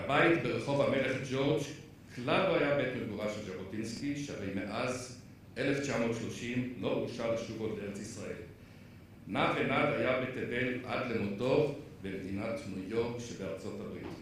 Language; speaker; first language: Hebrew; native; Hebrew